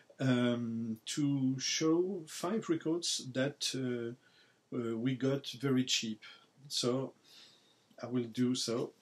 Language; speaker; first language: English; non-native, learner; French